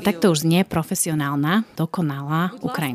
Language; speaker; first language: Ukrainian; non-native, learner; Slovak